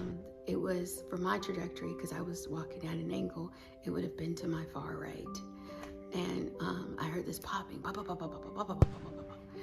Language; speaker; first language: English; native; English